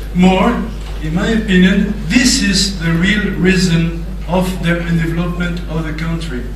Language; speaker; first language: English; non-native, fluent; French